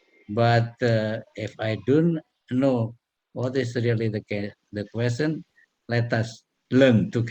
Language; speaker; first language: English; non-native, learner; Indonesian